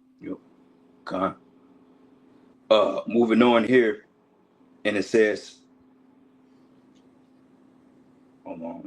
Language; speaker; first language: English; native; English